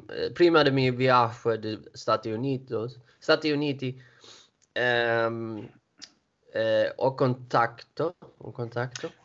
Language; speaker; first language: Italian; non-native, learner; Swedish